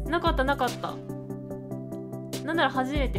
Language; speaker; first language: Japanese; native; Japanese